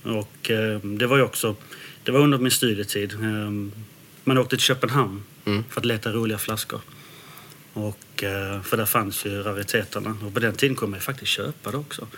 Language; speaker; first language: Swedish; early bilingual, other home language; Danish